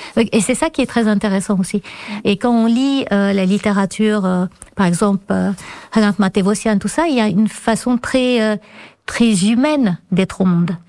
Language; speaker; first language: French; non-native, fluent; Armenian